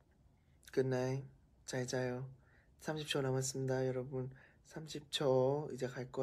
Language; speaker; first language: Korean; non-native, fluent; Thai